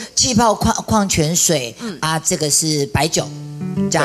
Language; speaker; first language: Chinese; native; Chinese